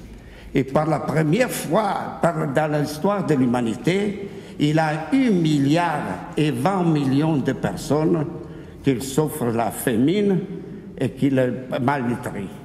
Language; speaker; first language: French; non-native, fluent; Italian